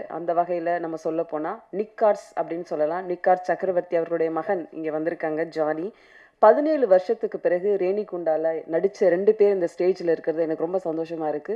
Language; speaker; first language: Tamil; native; Tamil